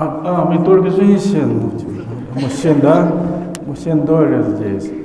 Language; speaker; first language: Russian; non-native, learner; Chinese